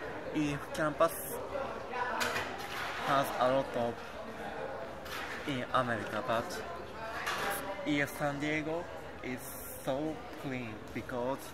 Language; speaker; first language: English; non-native, learner; Japanese